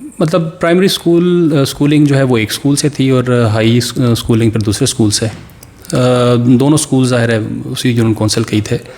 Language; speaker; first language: Urdu; non-native, local second language; Pashto